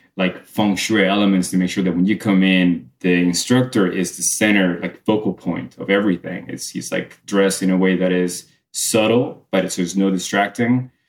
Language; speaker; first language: English; early bilingual, other home language; Spanish